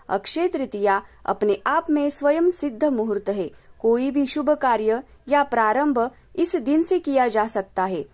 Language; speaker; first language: Hindi; non-native, local second language; Marathi